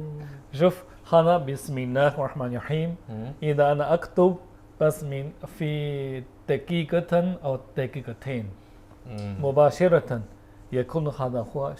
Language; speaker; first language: Arabic; non-native, learner; Chinese